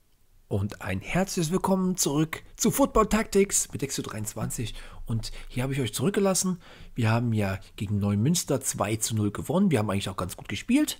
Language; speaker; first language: German; native; German